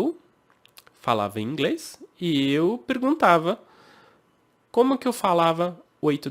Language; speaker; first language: Portuguese; non-native, fluent; English